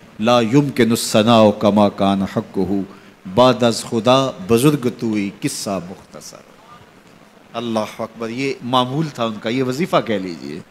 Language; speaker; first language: Urdu; non-native, local second language; Punjabi